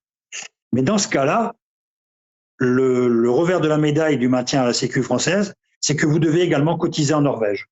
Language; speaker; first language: French; native; French